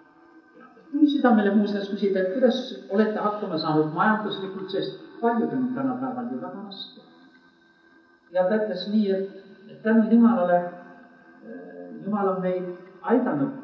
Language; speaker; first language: Finnish; non-native, learner; Estonian